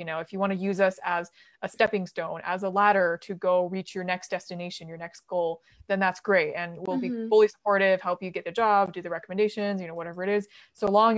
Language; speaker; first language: English; native; English